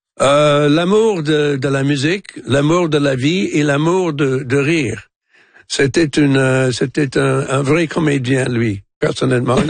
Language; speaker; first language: French; non-native, local second language; English